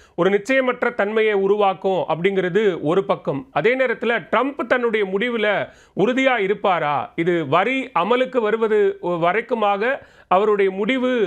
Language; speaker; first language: Tamil; native; Tamil